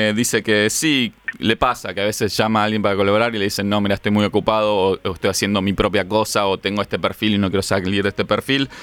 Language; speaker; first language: Spanish; native; Spanish